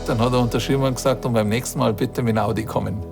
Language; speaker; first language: German; native; German